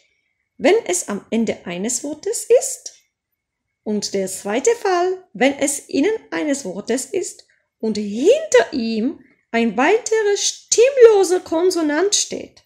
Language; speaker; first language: German; non-native, fluent; Czech